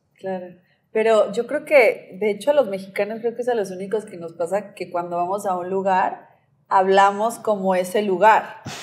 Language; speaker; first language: Spanish; native; Spanish